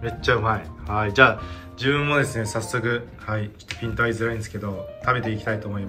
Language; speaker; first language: Japanese; native; Japanese